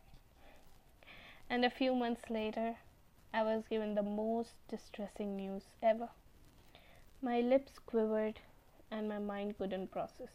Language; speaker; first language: English; non-native, local second language; Hindi